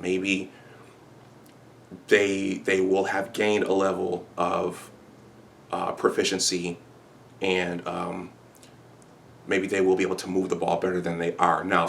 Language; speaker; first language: English; native; English